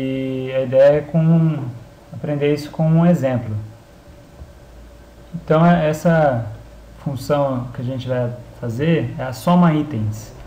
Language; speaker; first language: Portuguese; native; Portuguese